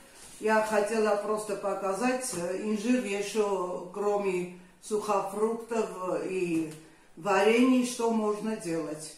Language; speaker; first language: Russian; non-native, fluent; Armenian